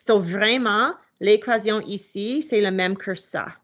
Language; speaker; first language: French; non-native, local second language; English